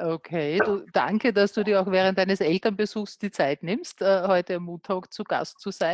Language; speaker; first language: German; native; German